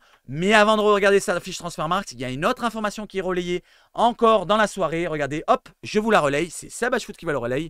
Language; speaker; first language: French; native; French